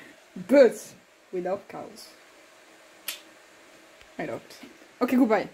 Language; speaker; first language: English; non-native, fluent; French